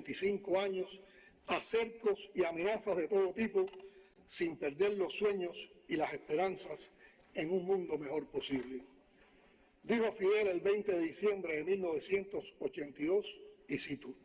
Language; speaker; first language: Spanish; native; Spanish